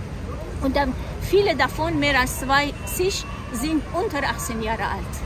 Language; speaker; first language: German; non-native, fluent; Persian